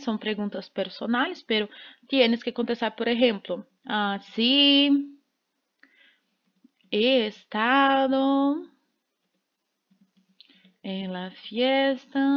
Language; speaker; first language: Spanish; non-native, fluent; Portuguese